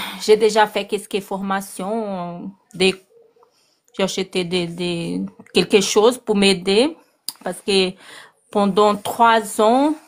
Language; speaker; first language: French; non-native, learner; Portuguese